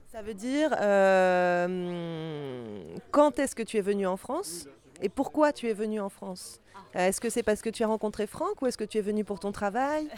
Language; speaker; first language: French; native; French